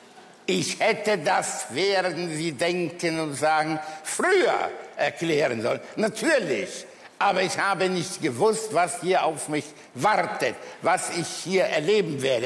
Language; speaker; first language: German; early bilingual, other home language; Polish